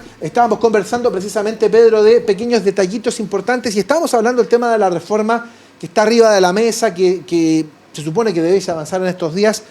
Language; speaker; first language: Spanish; native; Spanish